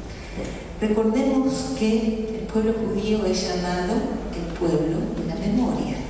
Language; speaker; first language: Spanish; native; Spanish